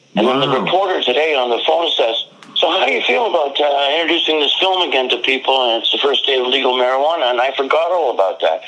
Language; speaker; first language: English; native; English